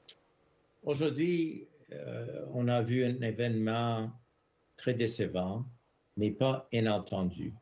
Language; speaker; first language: French; non-native, fluent; English